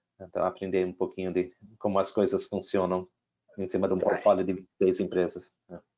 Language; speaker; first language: Portuguese; non-native, fluent; English